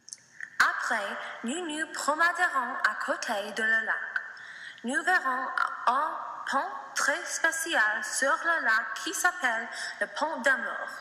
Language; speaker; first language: French; non-native, learner; English